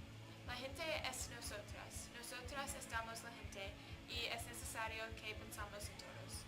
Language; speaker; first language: Spanish; non-native, learner; English